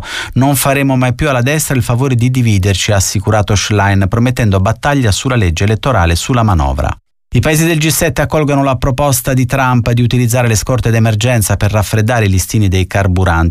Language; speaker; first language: Italian; native; Italian